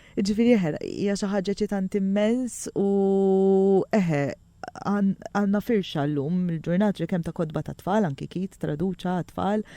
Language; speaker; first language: Maltese; native; Maltese